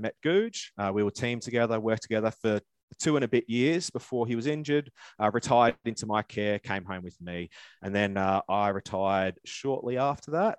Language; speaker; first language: English; native; English